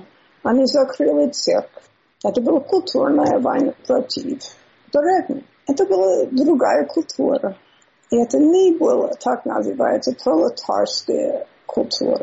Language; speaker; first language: Russian; non-native, learner; English